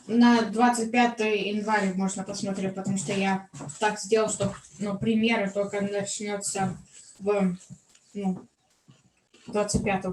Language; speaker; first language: Russian; early bilingual, heritage; Russian